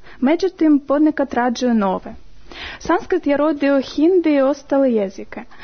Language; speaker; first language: Serbian; non-native, fluent; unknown